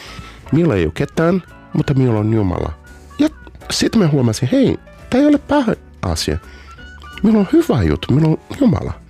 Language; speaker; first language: Finnish; non-native, learner; Portuguese